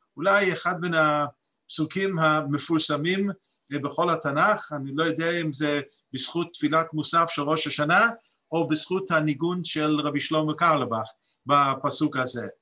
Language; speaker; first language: Hebrew; non-native, fluent; English